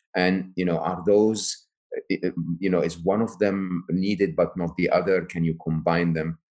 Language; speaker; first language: English; non-native, fluent; Arabic